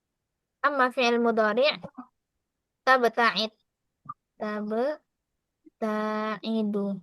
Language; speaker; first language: Arabic; non-native, fluent; Indonesian